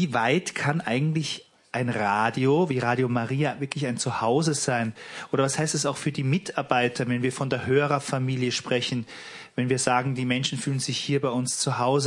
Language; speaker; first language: German; native; German